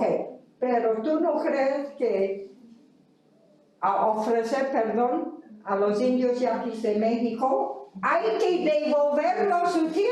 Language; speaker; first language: Spanish; non-native, fluent; Chinese